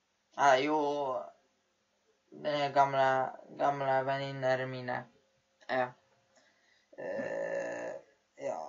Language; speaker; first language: Norwegian; early bilingual, other home language; Polish